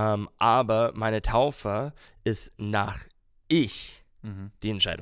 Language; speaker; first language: German; non-native, fluent; English